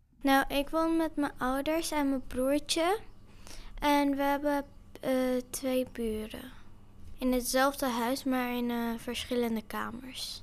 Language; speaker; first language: Dutch; early bilingual, other home language; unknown